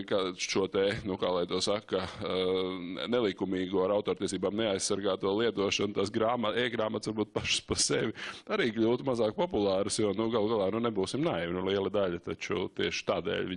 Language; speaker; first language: Latvian; native; Latvian